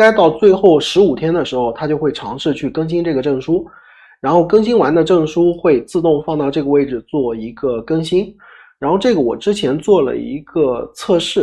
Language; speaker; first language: Chinese; native; Chinese